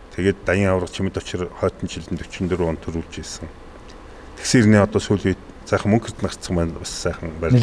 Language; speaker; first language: Mongolian; native; Mongolian